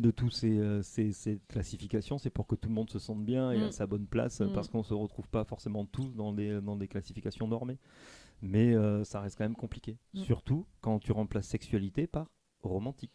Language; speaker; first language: French; native; French